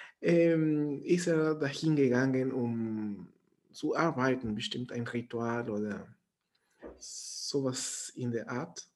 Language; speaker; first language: German; non-native, fluent; Spanish